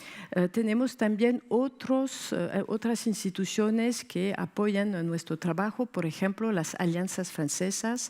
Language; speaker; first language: Spanish; non-native, fluent; French